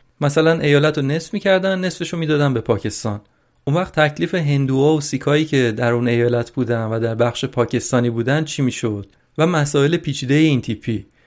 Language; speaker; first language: Persian; native; Persian